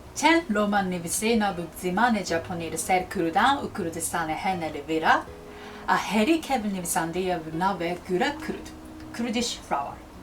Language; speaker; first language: Kurdish; non-native, learner; Japanese